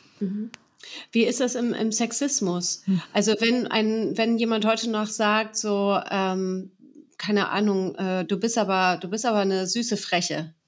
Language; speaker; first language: German; native; German